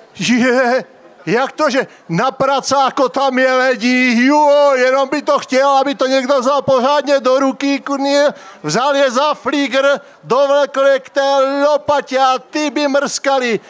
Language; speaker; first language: Czech; native; Czech